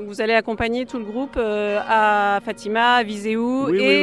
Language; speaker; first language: French; native; French